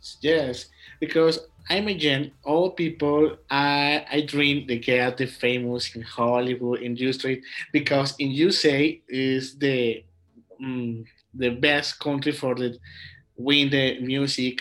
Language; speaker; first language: English; non-native, learner; Spanish